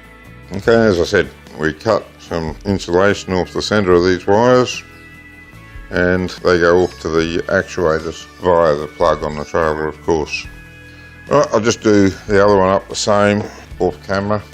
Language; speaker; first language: English; native; English